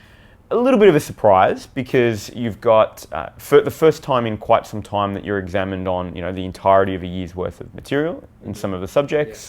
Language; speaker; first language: English; native; English